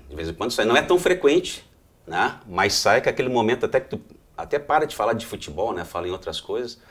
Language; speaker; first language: Portuguese; native; Portuguese